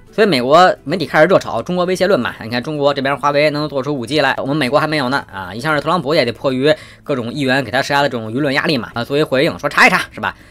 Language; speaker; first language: Chinese; native; Chinese